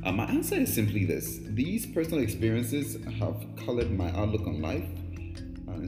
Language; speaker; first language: English; non-native, local second language; Akan